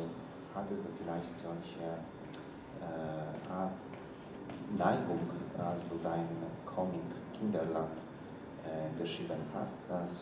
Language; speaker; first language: German; non-native, learner; Polish